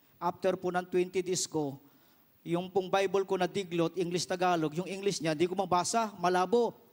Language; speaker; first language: Filipino; non-native, local second language; Iloko